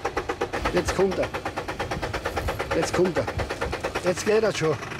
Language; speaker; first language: German; native; German